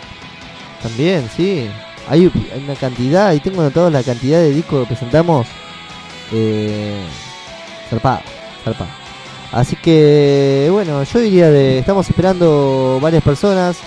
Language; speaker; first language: Spanish; native; Spanish